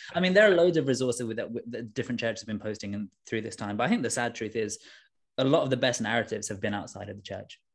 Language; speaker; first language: English; native; English